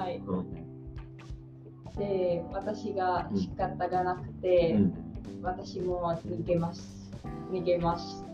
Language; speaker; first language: Japanese; non-native, learner; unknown